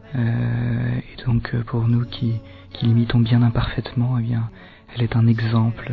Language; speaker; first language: French; native; French